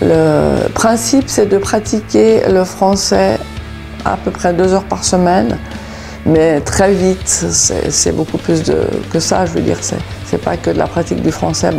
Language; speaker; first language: French; native; French